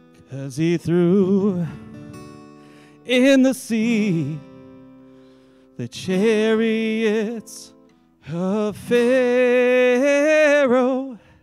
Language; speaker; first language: English; native; English